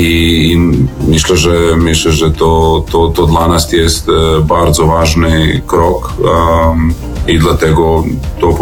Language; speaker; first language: Polish; non-native, learner; Serbian